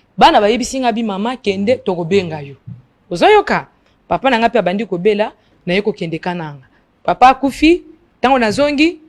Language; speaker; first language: Lingala; non-native, local second language; Luba-Lulua